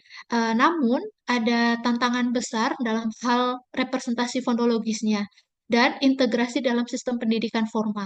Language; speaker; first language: Indonesian; native; Indonesian